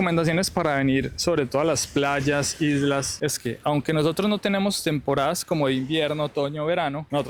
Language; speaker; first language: Spanish; native; Spanish